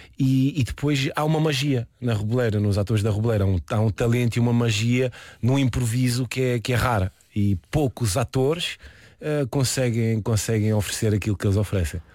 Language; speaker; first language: Portuguese; early bilingual, heritage; Portuguese